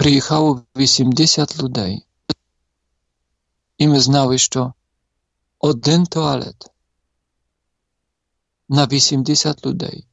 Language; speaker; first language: Polish; non-native, learner; Ukrainian